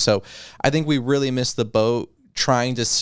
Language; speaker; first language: English; native; English